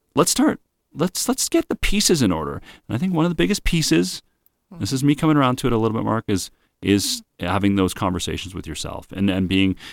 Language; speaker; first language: English; native; English